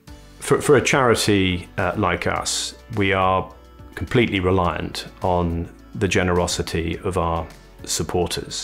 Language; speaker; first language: English; native; English